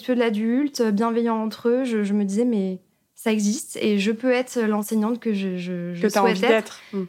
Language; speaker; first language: French; native; French